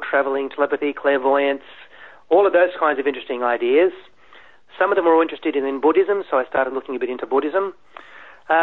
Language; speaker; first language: English; native; English